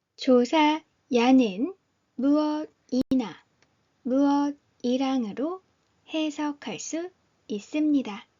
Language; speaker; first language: Korean; native; Korean